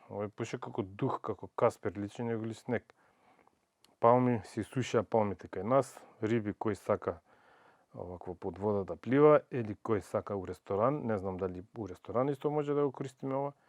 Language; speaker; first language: Macedonian; native; Macedonian